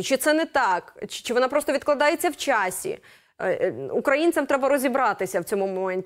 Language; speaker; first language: Ukrainian; native; Ukrainian